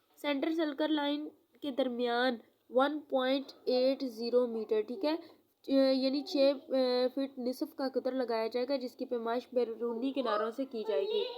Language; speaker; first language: Urdu; non-native, local second language; Punjabi